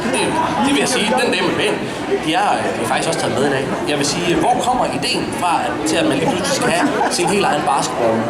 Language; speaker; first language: Danish; native; Danish